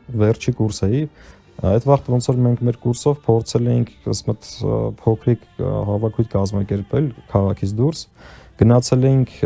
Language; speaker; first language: Armenian; early bilingual, heritage; Armenian